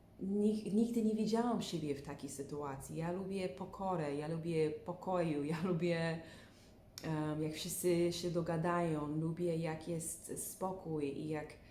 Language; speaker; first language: Polish; non-native, learner; English